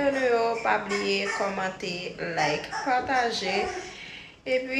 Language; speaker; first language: French; non-native, local second language; Haitian Creole